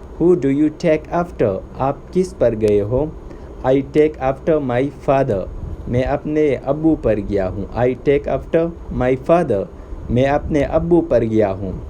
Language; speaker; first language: Urdu; native; Urdu